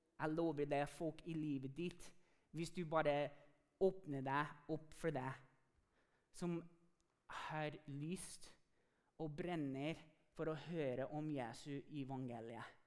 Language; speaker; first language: Norwegian; non-native, fluent; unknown